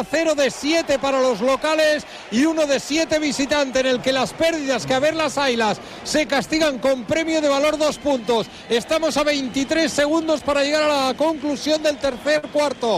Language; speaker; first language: Spanish; native; Spanish